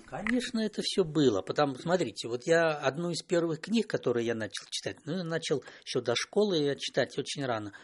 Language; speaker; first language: Russian; non-native, local second language; Belarusian